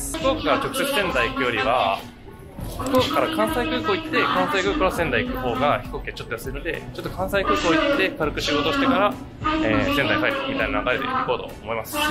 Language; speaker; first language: Japanese; native; Japanese